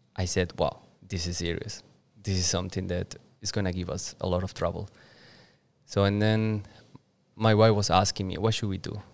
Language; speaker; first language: English; non-native, fluent; Spanish